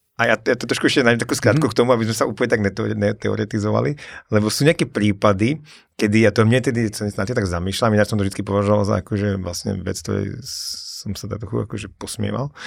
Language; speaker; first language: Slovak; native; Slovak